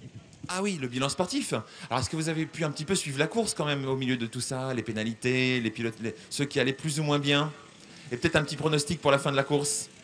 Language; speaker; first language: French; native; French